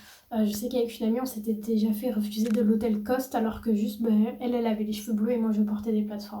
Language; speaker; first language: French; native; French